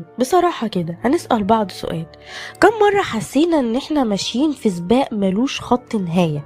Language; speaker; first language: Arabic; native; Arabic